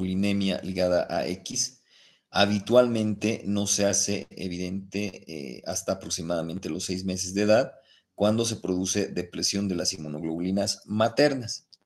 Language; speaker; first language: Spanish; native; Spanish